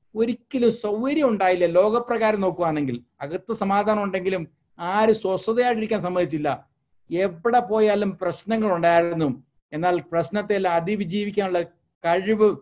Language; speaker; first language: Malayalam; early bilingual, heritage; Malayalam